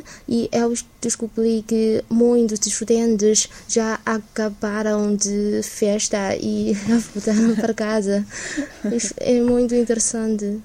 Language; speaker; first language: Portuguese; non-native, learner; Chinese